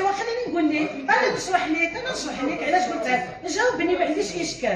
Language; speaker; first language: Arabic; native; Arabic